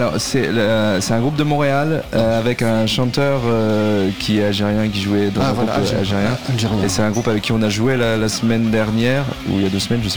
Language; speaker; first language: French; native; French